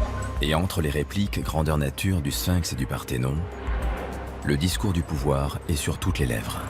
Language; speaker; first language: French; native; French